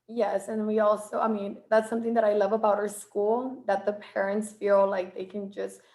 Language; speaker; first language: English; non-native, fluent; Spanish